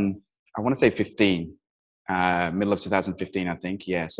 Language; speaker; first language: English; non-native, local second language; Nepali